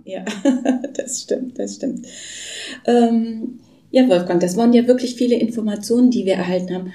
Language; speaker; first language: German; native; German